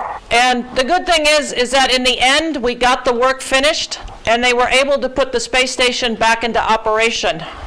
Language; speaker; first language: English; early bilingual, other home language; Ukrainian